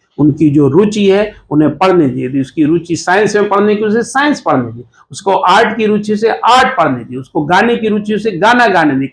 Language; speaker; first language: Hindi; native; Hindi